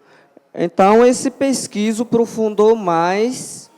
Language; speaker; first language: Portuguese; non-native, local second language; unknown